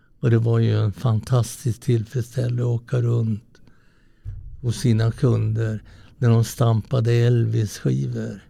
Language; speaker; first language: Swedish; early bilingual, other home language; Italian